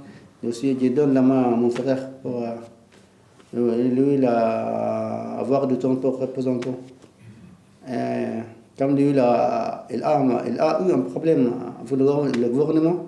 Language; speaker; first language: French; non-native, learner; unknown